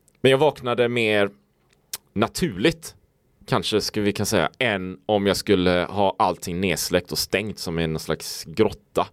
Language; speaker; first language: Swedish; native; Swedish